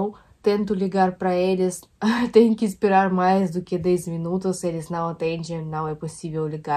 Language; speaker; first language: Portuguese; non-native, fluent; Russian